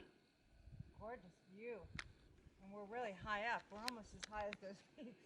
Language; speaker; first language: English; non-native, fluent; German